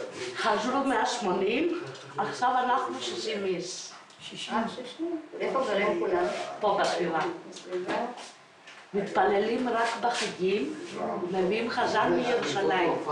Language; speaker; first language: Hebrew; non-native, fluent; Greek